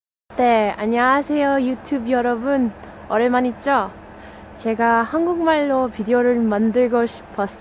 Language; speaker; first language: Korean; non-native, fluent; Somali